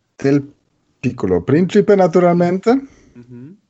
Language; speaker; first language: Italian; non-native, learner; German